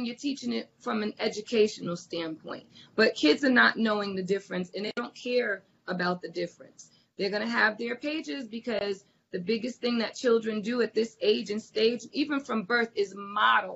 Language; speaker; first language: English; native; English